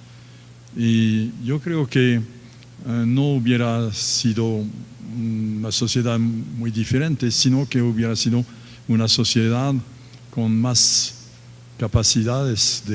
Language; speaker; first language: Spanish; non-native, fluent; French